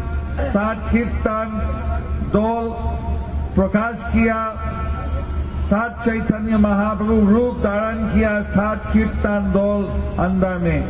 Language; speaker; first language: Hindi; non-native, learner; English